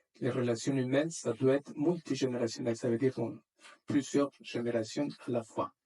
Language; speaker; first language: French; non-native, fluent; Spanish